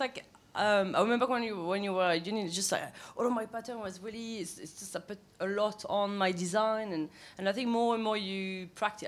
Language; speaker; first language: English; non-native, fluent; French